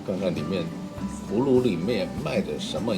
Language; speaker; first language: Chinese; native; Chinese